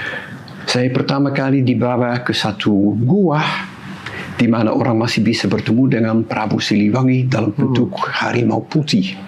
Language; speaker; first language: Indonesian; non-native, fluent; Dutch